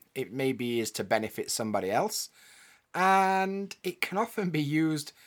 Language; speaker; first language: English; native; English